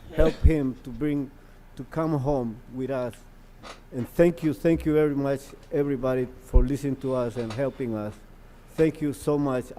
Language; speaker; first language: English; non-native, learner; Spanish